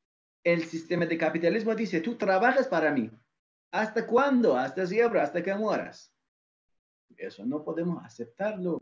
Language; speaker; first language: Spanish; non-native, fluent; Persian